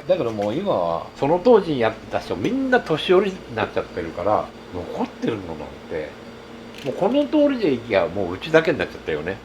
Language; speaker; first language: Japanese; native; Japanese